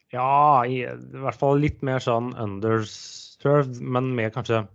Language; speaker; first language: Norwegian; non-native, fluent; English